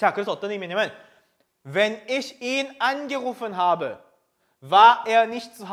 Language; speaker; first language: German; non-native, fluent; Korean